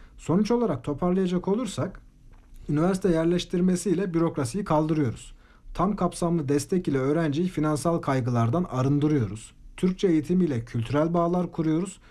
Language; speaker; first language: Turkish; native; Turkish